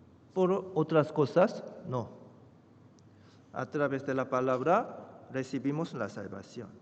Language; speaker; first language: Spanish; non-native, fluent; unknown